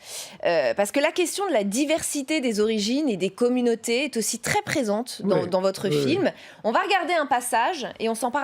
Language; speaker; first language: French; native; French